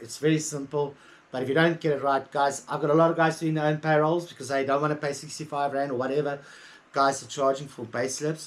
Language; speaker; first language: English; native; English